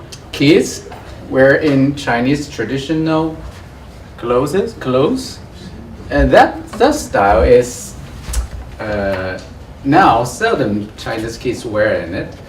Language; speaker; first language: English; non-native, learner; Chinese